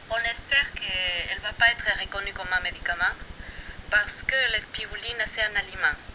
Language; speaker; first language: French; non-native, fluent; Spanish